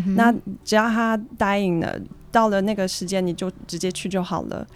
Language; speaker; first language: Chinese; non-native, fluent; French